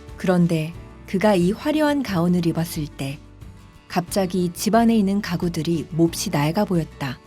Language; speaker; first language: Korean; native; Korean